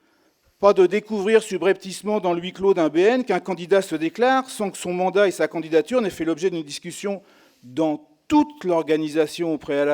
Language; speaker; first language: French; native; French